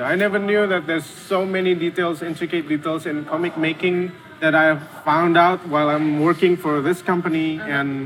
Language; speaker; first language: English; non-native, fluent; Indonesian